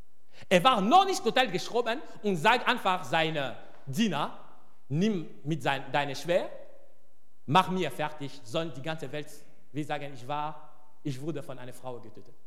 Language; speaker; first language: German; non-native, fluent; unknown